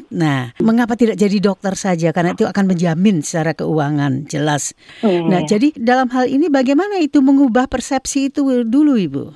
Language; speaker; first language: Indonesian; native; Indonesian